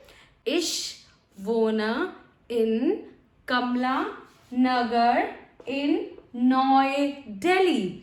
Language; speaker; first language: German; non-native, fluent; Hindi